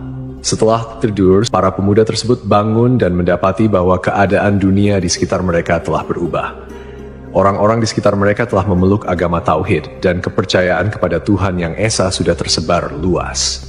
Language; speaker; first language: Indonesian; native; Indonesian